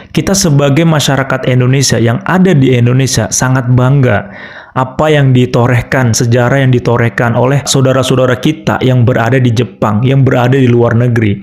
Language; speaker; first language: Indonesian; native; Indonesian